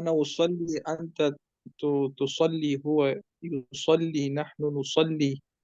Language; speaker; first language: Arabic; non-native, learner; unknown